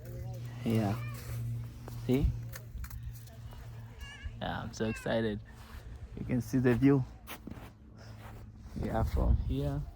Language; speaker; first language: English; non-native, learner; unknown